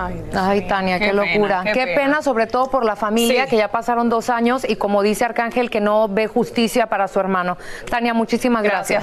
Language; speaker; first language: Spanish; native; Spanish